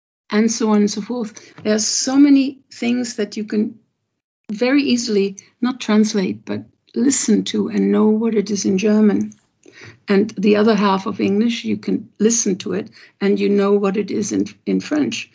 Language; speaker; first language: English; non-native, fluent; German